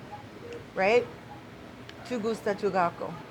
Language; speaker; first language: Spanish; non-native, learner; English